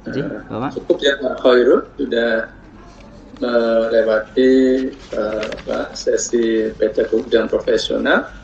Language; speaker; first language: Indonesian; non-native, local second language; Javanese